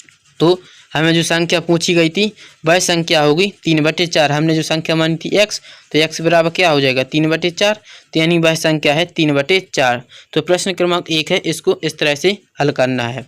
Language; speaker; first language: Hindi; native; Hindi